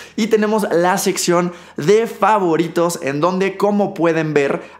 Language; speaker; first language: Spanish; native; Spanish